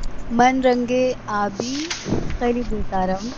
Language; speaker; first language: Persian; non-native, learner; Urdu